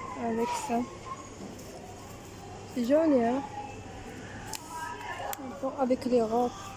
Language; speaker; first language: French; non-native, local second language; Arabic